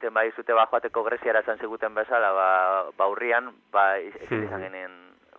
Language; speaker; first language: Basque; non-native, local second language; Spanish